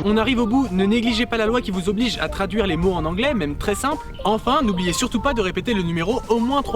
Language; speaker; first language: French; native; French